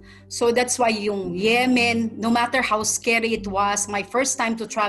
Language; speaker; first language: English; non-native, local second language; Tausug